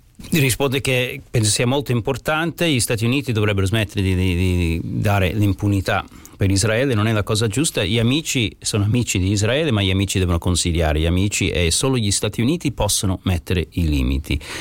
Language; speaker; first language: Italian; non-native, fluent; English